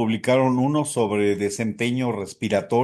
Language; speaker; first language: Spanish; native; Spanish